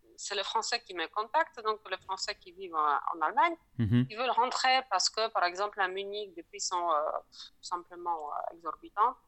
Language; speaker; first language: French; non-native, fluent; Polish